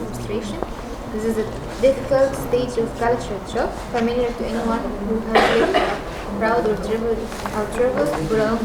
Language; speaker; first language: English; non-native, learner; Arabic